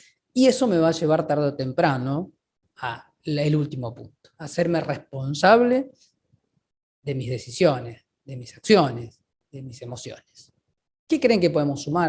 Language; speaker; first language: Spanish; native; Spanish